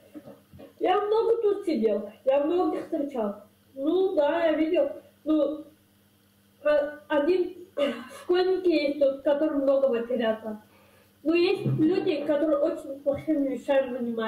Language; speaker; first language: Russian; non-native, fluent; Lezghian